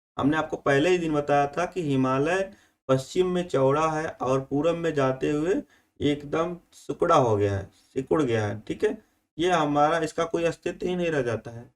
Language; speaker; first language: Hindi; native; Hindi